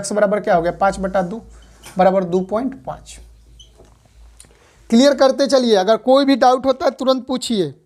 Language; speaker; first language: Hindi; native; Hindi